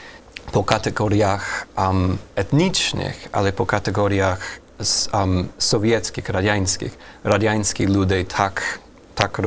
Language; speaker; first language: Ukrainian; non-native, fluent; German